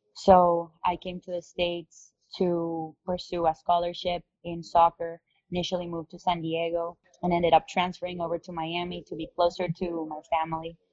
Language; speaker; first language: English; non-native, fluent; Spanish